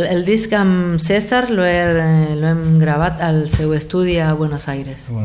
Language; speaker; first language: Catalan; non-native, learner; Spanish